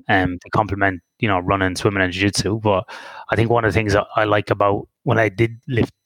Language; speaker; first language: English; native; English